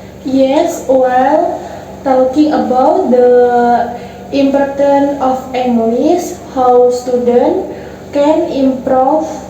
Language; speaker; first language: English; non-native, learner; Indonesian